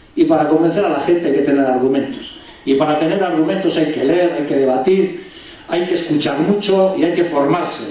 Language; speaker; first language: Spanish; non-native, local second language; Basque